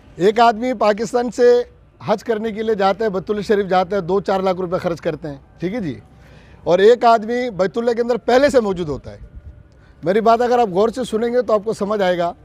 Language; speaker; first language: Urdu; non-native, local second language; Bangla